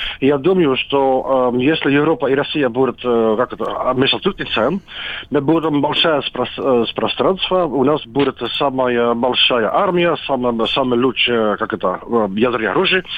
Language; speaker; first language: Russian; non-native, learner; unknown